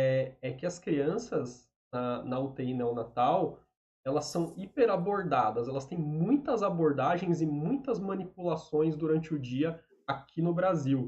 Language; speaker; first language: Portuguese; native; Portuguese